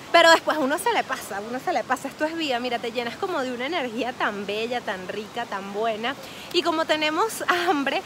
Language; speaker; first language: Spanish; native; Spanish